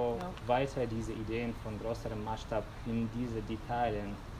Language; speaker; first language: German; non-native, fluent; Russian